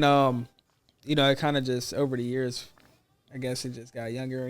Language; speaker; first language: English; native; English